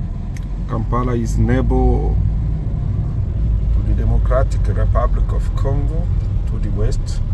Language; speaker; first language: English; non-native, learner; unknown